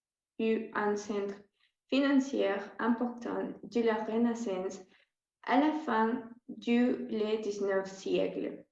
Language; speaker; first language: French; non-native, learner; Spanish